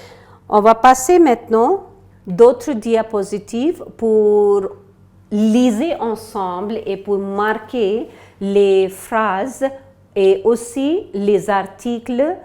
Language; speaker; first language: French; non-native, fluent; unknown